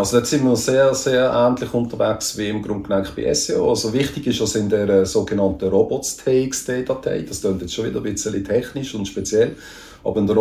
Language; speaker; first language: German; native; German